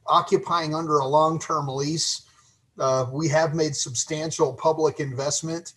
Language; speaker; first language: English; native; English